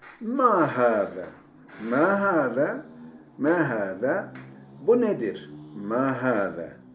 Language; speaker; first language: Arabic; non-native, fluent; Turkish